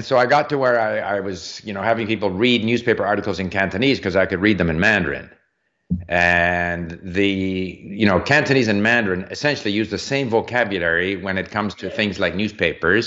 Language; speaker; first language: English; native; English